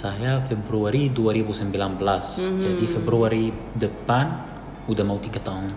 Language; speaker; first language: Indonesian; non-native, fluent; Arabic